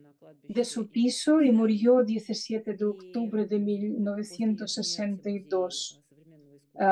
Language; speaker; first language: Spanish; non-native, fluent; Russian